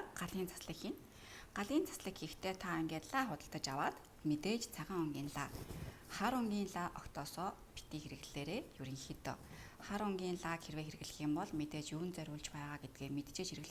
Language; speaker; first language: Mongolian; native; Mongolian